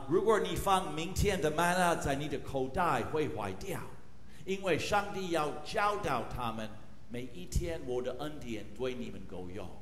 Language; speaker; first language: Chinese; non-native, fluent; English